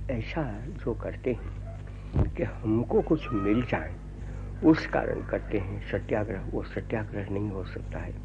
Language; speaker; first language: Hindi; non-native, local second language; Gujarati